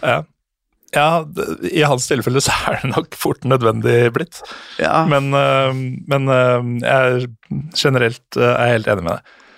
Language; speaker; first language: Norwegian; native; Norwegian